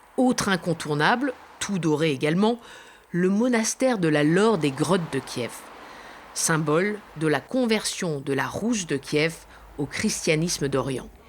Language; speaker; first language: French; native; French